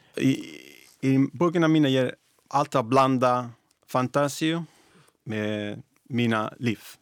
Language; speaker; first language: Icelandic; non-native, learner; Italian